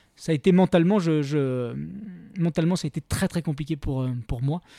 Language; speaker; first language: French; native; French